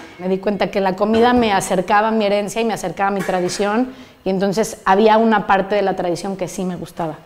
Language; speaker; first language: Spanish; native; Spanish